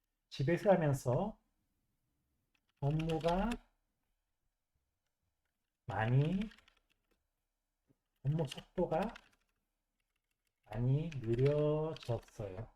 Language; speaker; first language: Korean; non-native, fluent; English